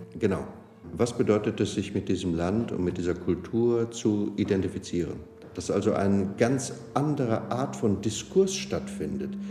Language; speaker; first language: German; native; German